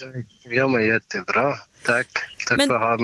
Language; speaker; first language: Swedish; non-native, learner; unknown